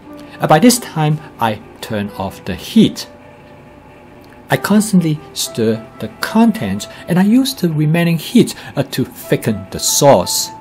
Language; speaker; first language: English; non-native, fluent; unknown